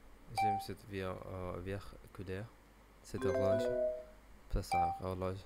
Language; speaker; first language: French; non-native, learner; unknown